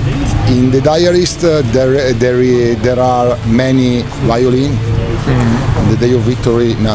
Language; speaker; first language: English; non-native, learner; Italian